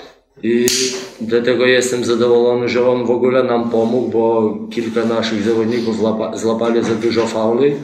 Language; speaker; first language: Polish; non-native, fluent; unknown